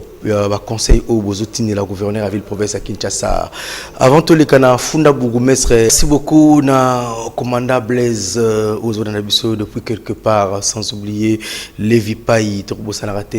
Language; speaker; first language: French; non-native, local second language; Lingala